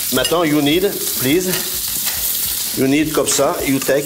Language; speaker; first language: English; non-native, learner; French